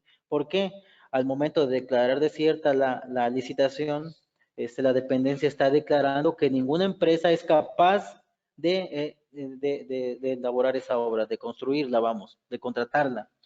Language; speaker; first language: Spanish; native; Spanish